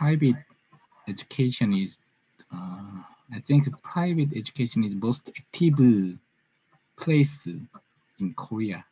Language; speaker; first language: English; non-native, learner; Korean